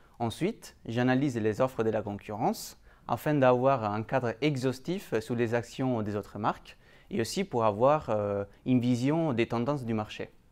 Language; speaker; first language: French; native; French